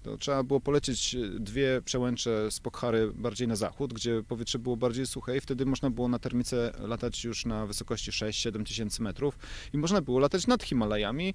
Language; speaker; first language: Polish; native; Polish